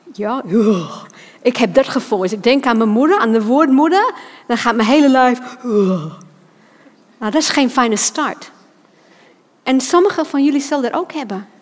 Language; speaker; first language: Dutch; non-native, fluent; English